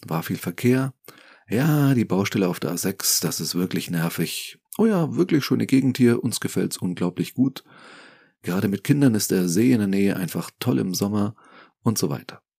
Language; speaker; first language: German; native; German